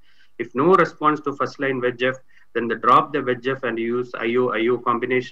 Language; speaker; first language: English; non-native, local second language; Tamil